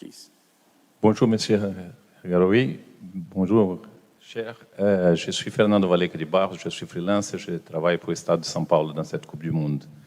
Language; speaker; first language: French; non-native, fluent; Portuguese